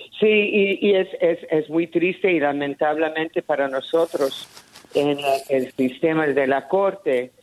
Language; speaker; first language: Spanish; early bilingual, heritage; Spanish